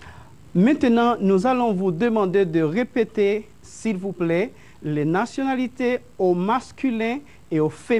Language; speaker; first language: French; non-native, fluent; Spanish